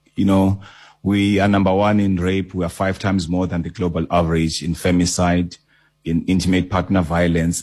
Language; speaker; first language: English; non-native, local second language; Xhosa